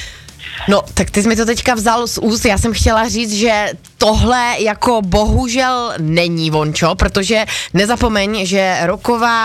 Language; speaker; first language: Czech; native; Czech